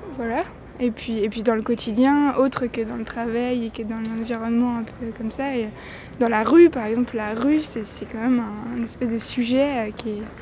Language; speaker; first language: French; native; French